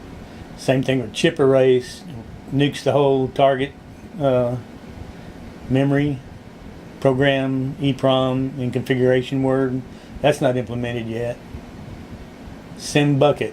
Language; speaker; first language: English; native; English